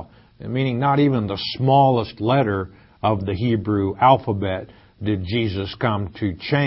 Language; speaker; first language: English; native; English